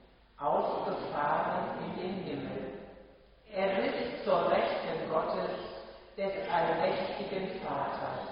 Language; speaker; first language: German; native; German